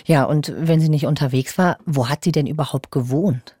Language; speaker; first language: German; native; German